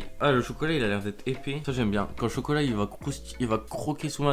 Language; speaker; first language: French; native; French